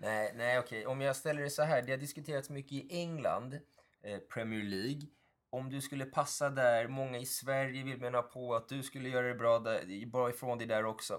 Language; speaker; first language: Swedish; native; Swedish